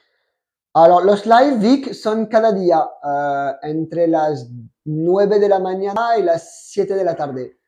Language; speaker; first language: Spanish; non-native, fluent; French